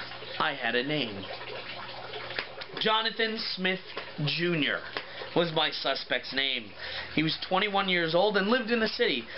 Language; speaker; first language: English; native; English